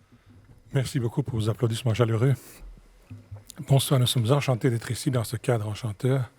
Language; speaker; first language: French; native; French